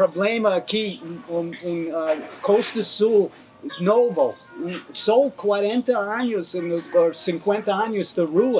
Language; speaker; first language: Portuguese; non-native, learner; English